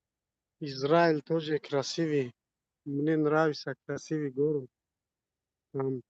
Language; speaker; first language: Russian; non-native, learner; Tajik